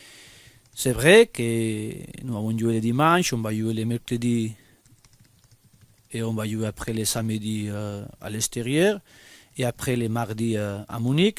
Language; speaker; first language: French; non-native, learner; Spanish